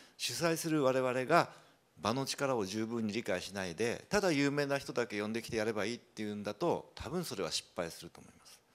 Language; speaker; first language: Japanese; native; Japanese